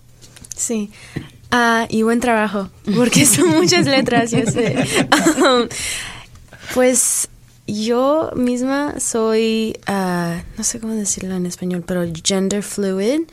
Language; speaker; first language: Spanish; early bilingual, heritage; English